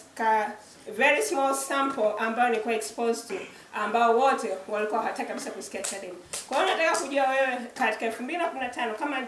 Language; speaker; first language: Swahili; native; Swahili